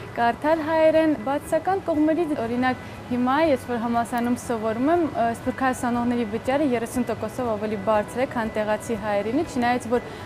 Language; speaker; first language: Armenian; early bilingual, heritage; Armenian